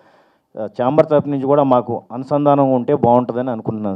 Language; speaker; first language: Telugu; native; Telugu